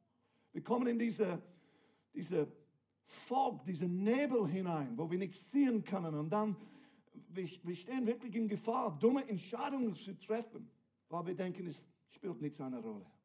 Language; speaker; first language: German; non-native, fluent; English